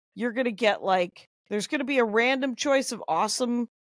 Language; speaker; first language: English; native; English